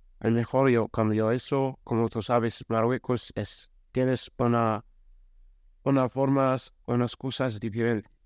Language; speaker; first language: Spanish; non-native, learner; Arabic